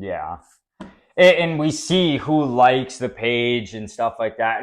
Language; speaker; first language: English; native; English